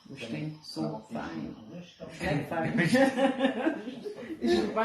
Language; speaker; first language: German; non-native, learner; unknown